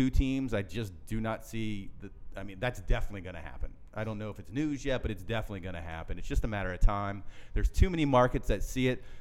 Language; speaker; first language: English; native; English